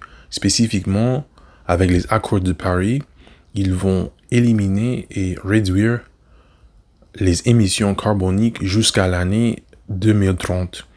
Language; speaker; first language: French; non-native, learner; English